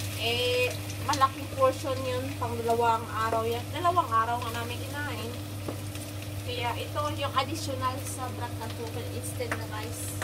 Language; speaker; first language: Filipino; native; Filipino